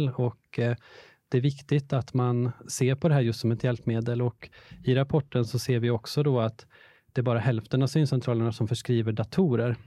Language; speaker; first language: Swedish; native; Swedish